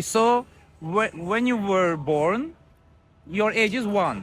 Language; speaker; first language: English; non-native, learner; Turkish